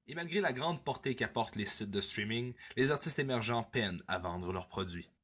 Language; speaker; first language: French; native; French